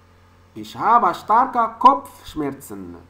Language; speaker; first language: German; non-native, learner; French